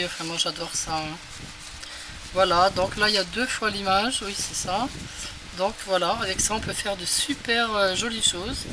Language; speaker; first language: French; native; French